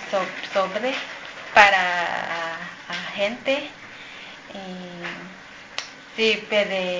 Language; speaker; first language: Spanish; non-native, learner; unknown